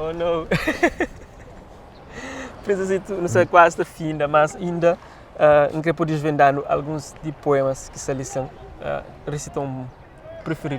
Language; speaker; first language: Portuguese; non-native, local second language; Kabuverdianu